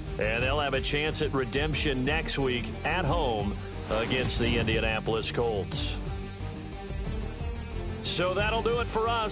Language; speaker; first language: English; native; English